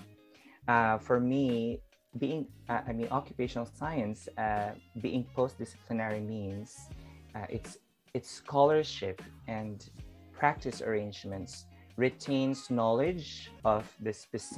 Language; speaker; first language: English; non-native, local second language; Filipino